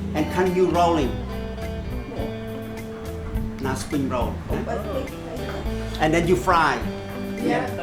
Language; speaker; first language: English; non-native, learner; Khmer